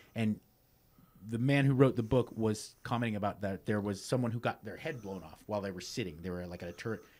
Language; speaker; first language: English; native; English